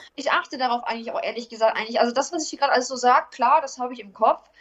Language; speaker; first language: German; native; German